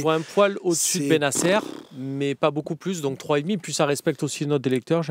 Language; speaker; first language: French; native; French